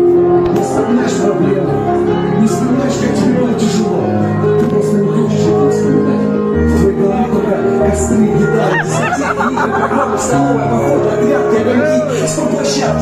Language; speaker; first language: Russian; native; Russian